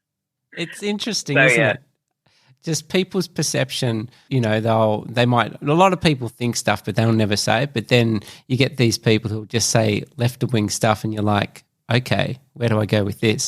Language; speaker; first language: English; native; English